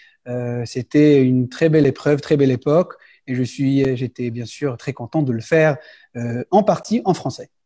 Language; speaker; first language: French; early bilingual, heritage; French